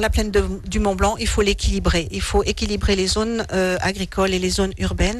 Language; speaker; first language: French; native; French